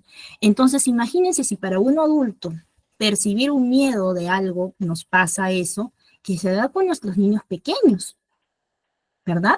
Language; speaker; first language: Spanish; native; Spanish